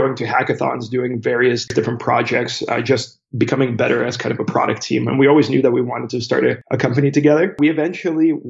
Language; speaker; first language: English; native; English